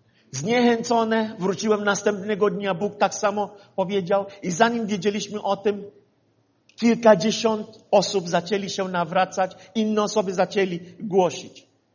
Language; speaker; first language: Polish; non-native, fluent; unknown